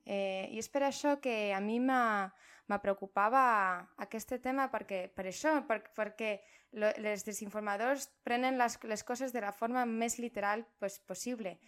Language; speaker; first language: Catalan; non-native, local second language; Spanish